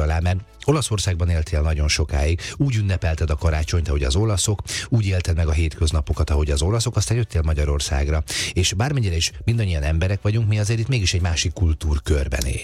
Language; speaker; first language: Hungarian; native; Hungarian